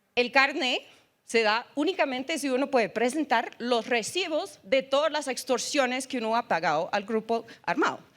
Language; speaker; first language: Spanish; non-native, fluent; English